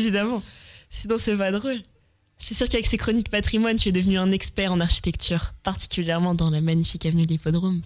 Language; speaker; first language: French; native; French